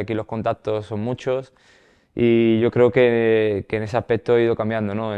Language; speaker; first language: Spanish; native; Spanish